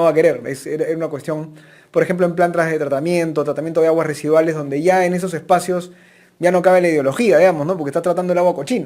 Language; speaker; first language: Spanish; native; Spanish